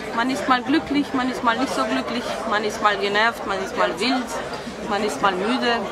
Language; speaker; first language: German; non-native, fluent; Romanian